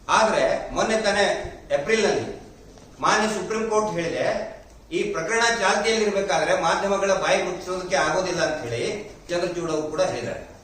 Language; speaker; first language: Kannada; native; Kannada